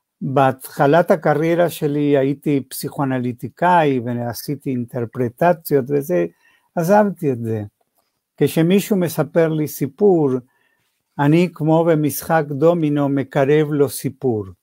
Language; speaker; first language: Hebrew; non-native, fluent; Spanish